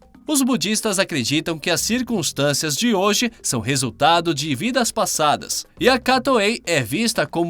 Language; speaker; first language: Portuguese; native; Portuguese